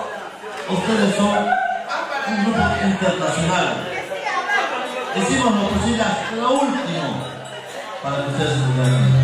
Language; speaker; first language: Spanish; native; Spanish